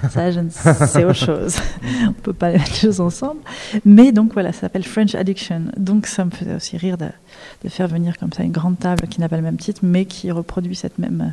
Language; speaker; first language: French; native; French